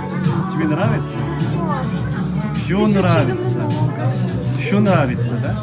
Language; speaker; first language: Korean; non-native, learner; Russian